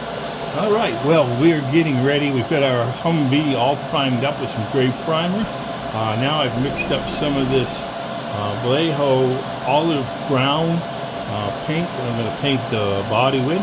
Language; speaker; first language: English; native; English